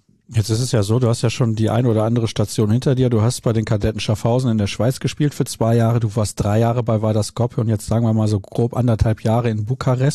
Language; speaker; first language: German; native; German